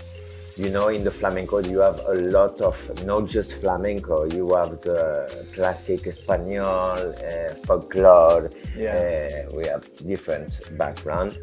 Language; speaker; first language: English; non-native, learner; French